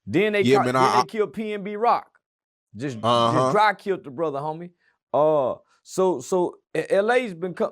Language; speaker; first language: English; native; English